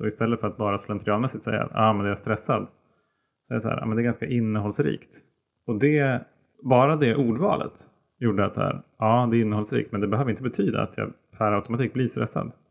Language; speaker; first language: Swedish; native; Swedish